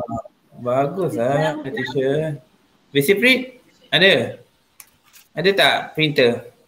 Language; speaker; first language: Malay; non-native, local second language; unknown